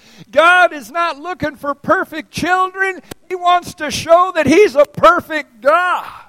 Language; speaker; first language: English; native; English